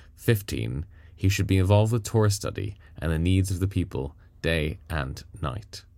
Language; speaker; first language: English; native; English